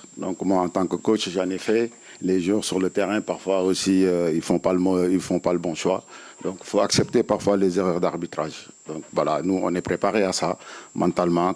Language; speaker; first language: French; non-native, local second language; Wolof